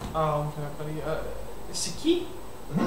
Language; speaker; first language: French; non-native, learner; English